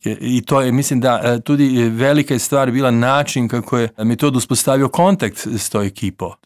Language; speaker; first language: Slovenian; non-native, learner; Serbian